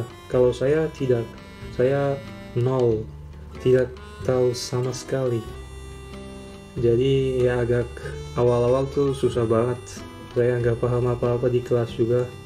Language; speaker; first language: Indonesian; non-native, fluent; Turkmen